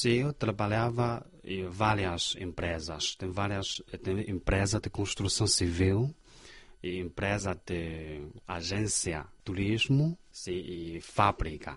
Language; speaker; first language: Portuguese; non-native, fluent; Chinese